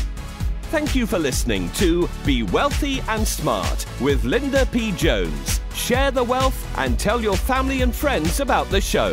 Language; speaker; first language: English; native; English